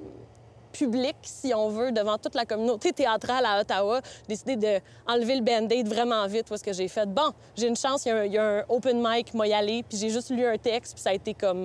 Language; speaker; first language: French; native; French